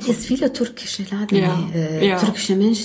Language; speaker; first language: German; non-native, learner; Arabic